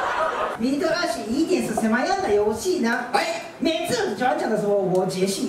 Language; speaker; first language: Chinese; non-native, learner; Japanese